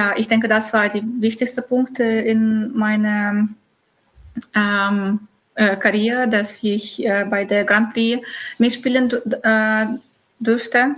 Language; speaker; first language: German; non-native, fluent; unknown